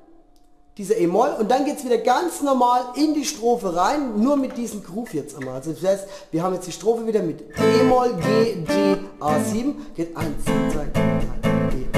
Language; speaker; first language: German; native; German